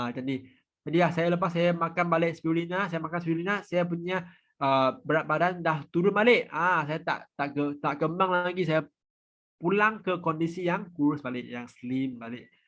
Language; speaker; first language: Malay; non-native, fluent; Vietnamese